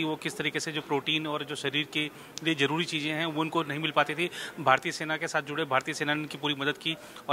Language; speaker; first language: Hindi; native; Hindi